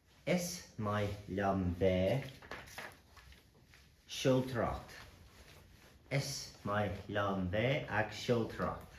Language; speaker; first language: Irish; non-native, local second language; English